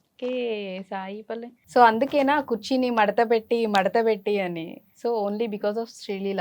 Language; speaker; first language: Telugu; native; Telugu